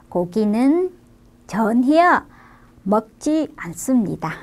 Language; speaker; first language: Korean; non-native, fluent; Vietnamese